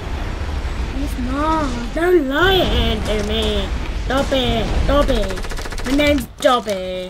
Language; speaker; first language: English; native; English